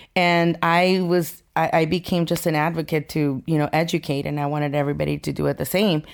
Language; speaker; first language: English; early bilingual, other home language; Spanish